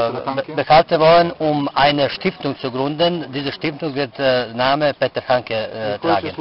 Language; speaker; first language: German; non-native, fluent; Serbian